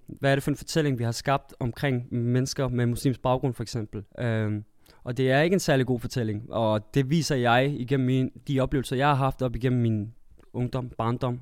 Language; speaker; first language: Danish; early bilingual, other home language; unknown